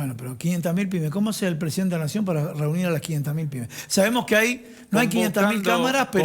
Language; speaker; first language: Spanish; native; Spanish